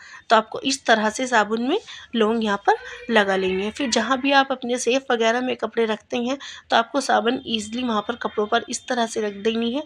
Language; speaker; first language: Hindi; native; Hindi